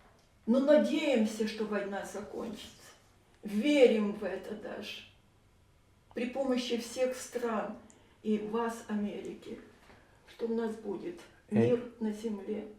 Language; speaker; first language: Russian; native; Russian